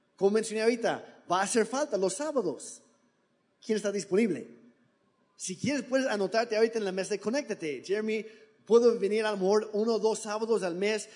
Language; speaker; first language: Spanish; non-native, fluent; English